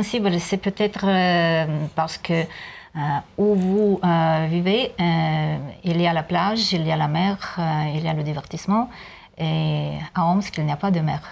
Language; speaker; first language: French; non-native, learner; Russian